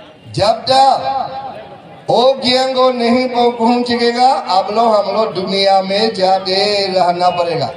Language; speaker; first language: Hindi; non-native, learner; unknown